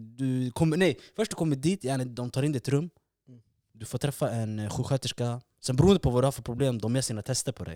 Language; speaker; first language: Swedish; early bilingual, other home language; Arabic